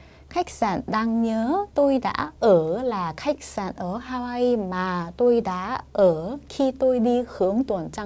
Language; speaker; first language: Vietnamese; non-native, fluent; Korean